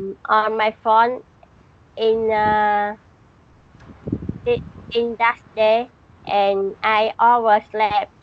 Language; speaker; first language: English; non-native, learner; Vietnamese